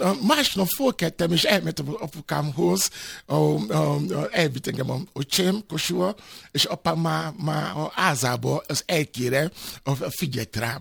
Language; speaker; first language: Hungarian; non-native, fluent; Yoruba